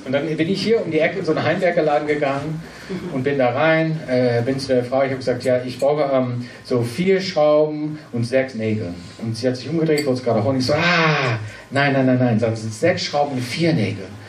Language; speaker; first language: German; non-native, fluent; English